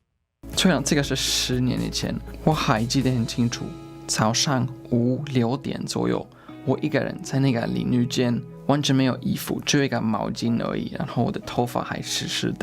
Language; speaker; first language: Chinese; non-native, fluent; Swedish